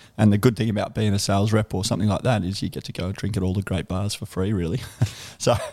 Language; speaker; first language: English; native; English